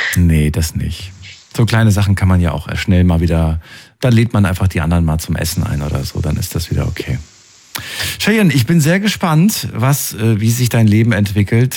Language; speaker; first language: German; native; German